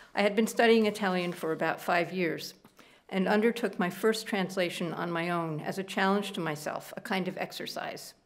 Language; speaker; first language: English; native; English